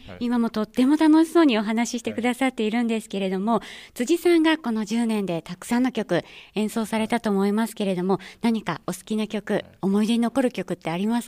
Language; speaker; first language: Japanese; native; Japanese